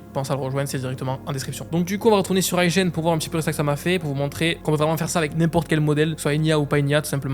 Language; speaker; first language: French; native; French